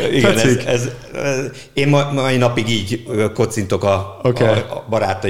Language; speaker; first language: Hungarian; native; Hungarian